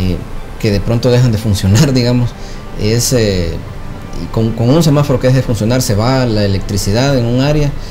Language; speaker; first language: Spanish; native; Spanish